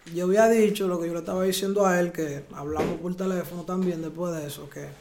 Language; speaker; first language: Spanish; early bilingual, heritage; Spanish